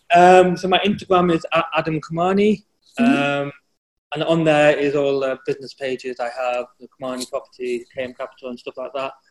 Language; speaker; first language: English; native; English